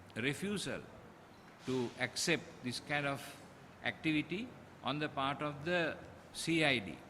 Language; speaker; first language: English; non-native, local second language; Sinhala